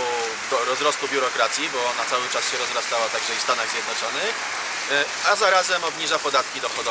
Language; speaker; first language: Polish; native; Polish